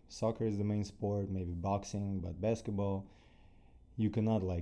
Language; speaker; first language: English; non-native, fluent; Ukrainian